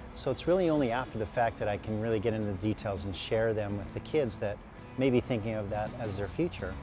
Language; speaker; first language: English; native; English